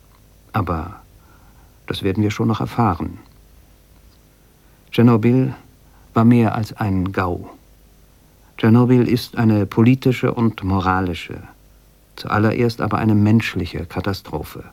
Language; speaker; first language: German; native; German